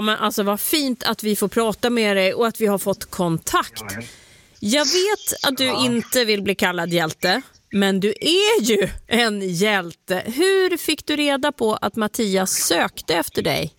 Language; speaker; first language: Swedish; native; Swedish